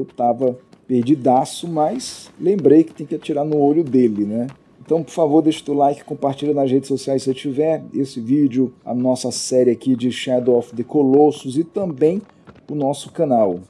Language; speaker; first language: Portuguese; native; Portuguese